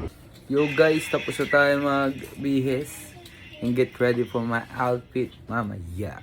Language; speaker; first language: Filipino; native; Filipino